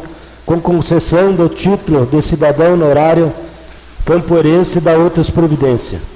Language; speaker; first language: Portuguese; native; Portuguese